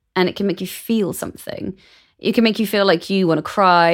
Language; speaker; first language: English; native; English